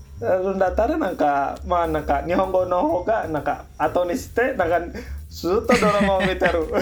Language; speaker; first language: Japanese; non-native, learner; Indonesian